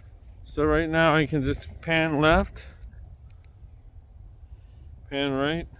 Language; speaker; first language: English; native; English